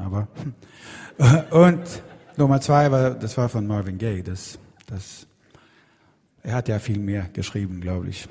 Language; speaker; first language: German; non-native, learner; Swedish